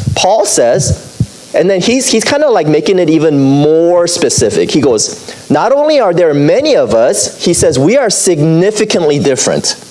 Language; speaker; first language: English; native; English